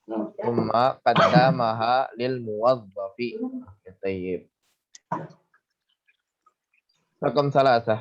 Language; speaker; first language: Arabic; non-native, fluent; Indonesian